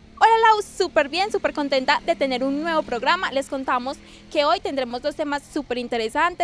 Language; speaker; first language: Spanish; native; Spanish